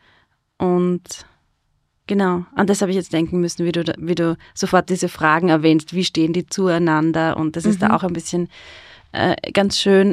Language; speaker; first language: German; native; German